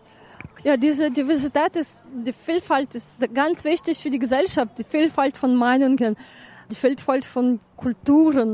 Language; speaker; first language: German; non-native, fluent; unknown